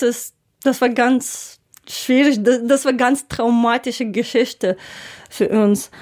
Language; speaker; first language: German; non-native, learner; Ukrainian